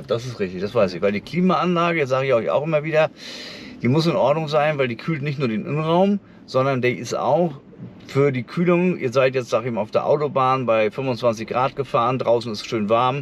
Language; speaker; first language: German; native; German